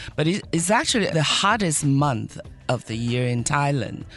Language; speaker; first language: English; non-native, fluent; Chinese